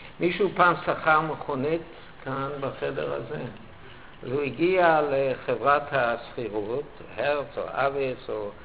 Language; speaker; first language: Hebrew; non-native, fluent; German